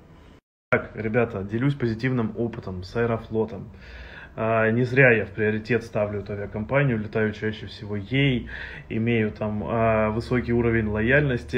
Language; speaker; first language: Russian; native; Russian